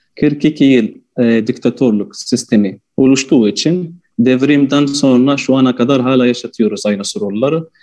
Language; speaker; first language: Turkish; non-native, fluent; Arabic